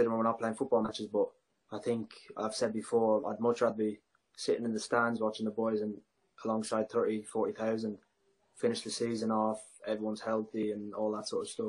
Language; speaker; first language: English; native; English